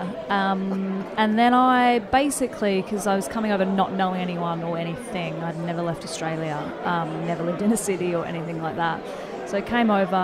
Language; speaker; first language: English; native; English